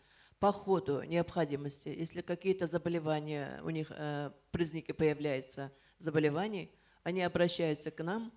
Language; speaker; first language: Russian; native; Russian